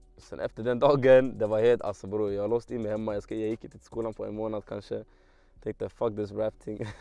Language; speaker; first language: Swedish; early bilingual, heritage; Swedish